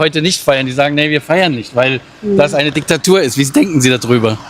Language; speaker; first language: German; native; German